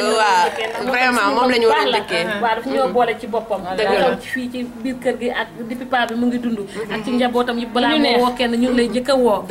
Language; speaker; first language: Wolof; non-native, local second language; Fula